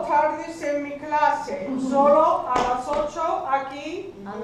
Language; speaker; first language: Spanish; non-native, fluent; English